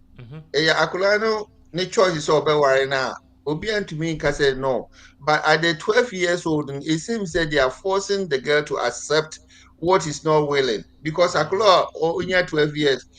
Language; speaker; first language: English; non-native, local second language; Akan